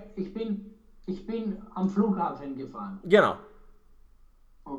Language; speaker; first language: German; non-native, learner; Romanian